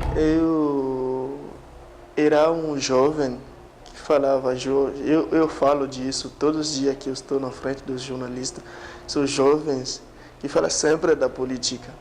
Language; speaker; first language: Portuguese; non-native, fluent; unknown